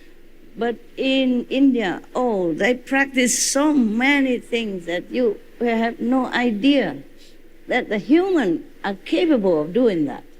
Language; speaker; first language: English; non-native, fluent; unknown